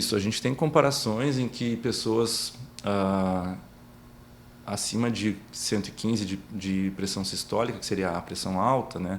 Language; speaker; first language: Portuguese; native; Portuguese